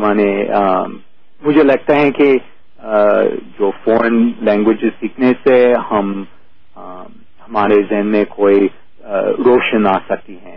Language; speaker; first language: Urdu; non-native, fluent; English